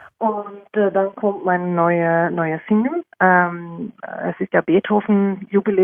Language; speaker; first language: German; non-native, fluent; Norwegian